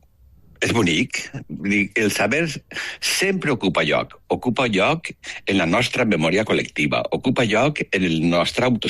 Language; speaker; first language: Catalan; native; Catalan